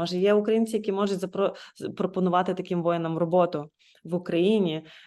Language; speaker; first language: Ukrainian; native; Ukrainian